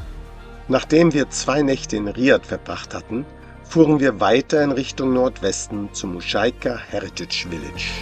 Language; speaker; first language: German; native; German